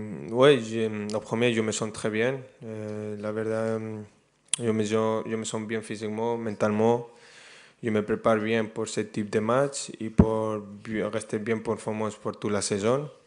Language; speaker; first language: French; non-native, fluent; Spanish